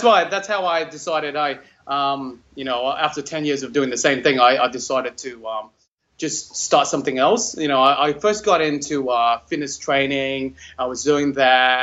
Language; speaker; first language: English; non-native, local second language; Cantonese